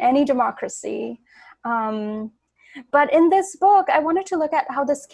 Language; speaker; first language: English; non-native, local second language; Bangla